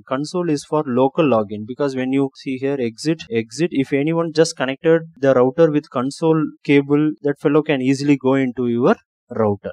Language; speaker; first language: English; non-native, local second language; Tamil